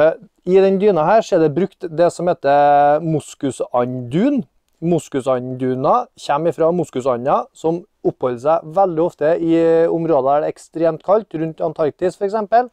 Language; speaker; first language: Norwegian; native; Norwegian